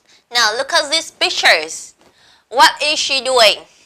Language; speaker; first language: English; non-native, fluent; Vietnamese